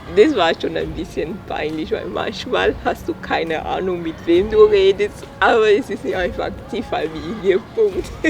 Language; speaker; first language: German; non-native, fluent; French